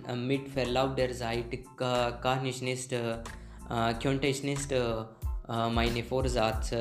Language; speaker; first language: German; non-native, learner; Hindi